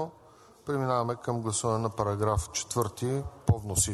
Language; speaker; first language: Bulgarian; native; Bulgarian